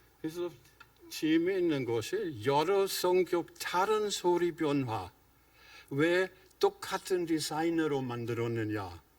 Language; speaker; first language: Korean; non-native, fluent; German